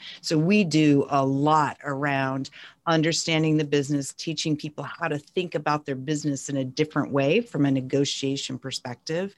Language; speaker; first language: English; native; English